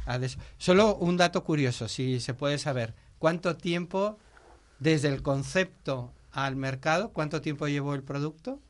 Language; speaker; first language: Spanish; native; Spanish